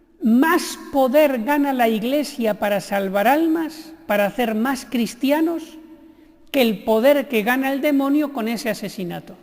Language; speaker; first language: Spanish; native; Spanish